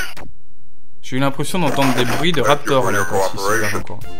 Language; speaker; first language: French; native; French